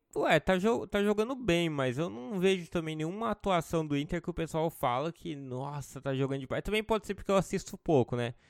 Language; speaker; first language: Portuguese; native; Portuguese